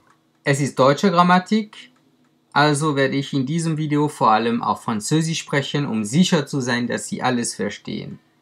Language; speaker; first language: German; non-native, fluent; French